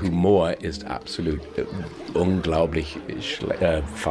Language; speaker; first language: German; non-native, fluent; English